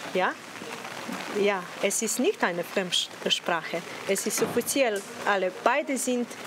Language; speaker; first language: German; non-native, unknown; Slovenian